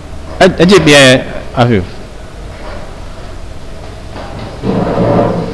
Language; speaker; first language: Arabic; non-native, fluent; Indonesian